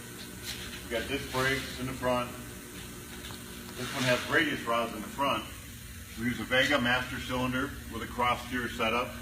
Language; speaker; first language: English; native; English